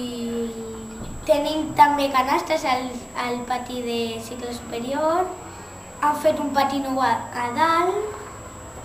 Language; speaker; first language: Catalan; early bilingual, other home language; Spanish